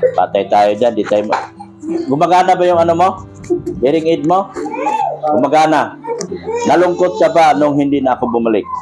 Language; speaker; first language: Filipino; non-native, local second language; Cebuano